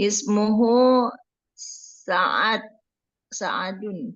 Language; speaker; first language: Arabic; non-native, learner; Indonesian